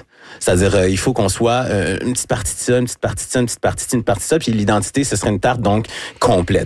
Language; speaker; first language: French; native; French